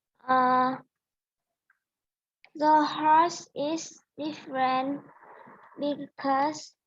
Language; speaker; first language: English; non-native, learner; Vietnamese